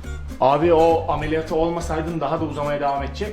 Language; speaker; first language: Turkish; native; Turkish